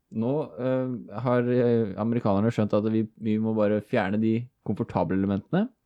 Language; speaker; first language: Norwegian; native; Norwegian